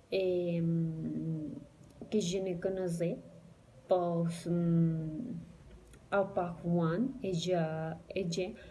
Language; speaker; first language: French; non-native, learner; Spanish